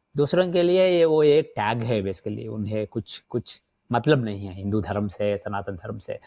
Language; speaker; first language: Hindi; non-native, local second language; Telugu